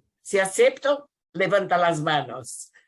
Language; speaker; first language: Spanish; non-native, learner; Portuguese